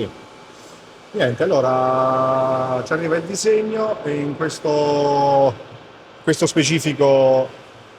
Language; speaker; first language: Italian; native; Italian